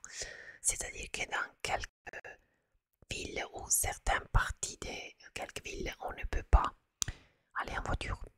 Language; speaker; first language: French; non-native, fluent; Italian